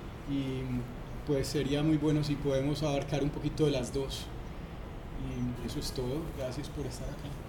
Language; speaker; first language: Spanish; native; Spanish